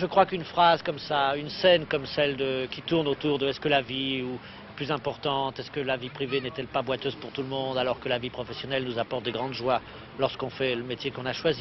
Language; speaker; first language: French; native; French